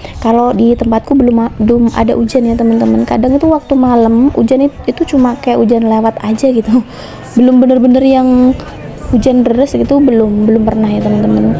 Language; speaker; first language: Indonesian; non-native, local second language; Javanese